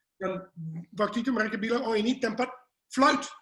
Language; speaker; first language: Indonesian; non-native, fluent; English